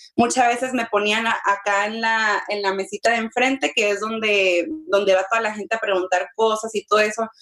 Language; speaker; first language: Spanish; early bilingual, heritage; Spanish